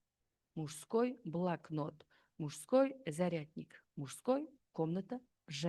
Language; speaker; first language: Russian; non-native, fluent; Uzbek